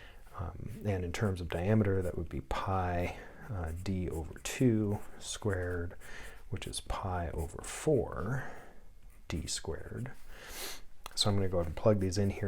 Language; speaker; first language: English; native; English